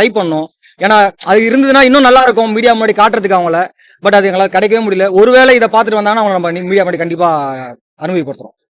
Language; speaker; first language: Tamil; native; Tamil